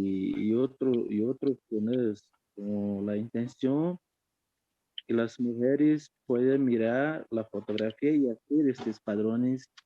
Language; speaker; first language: Spanish; non-native, fluent; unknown